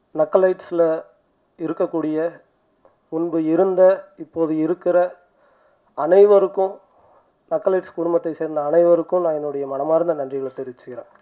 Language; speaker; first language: Tamil; native; Tamil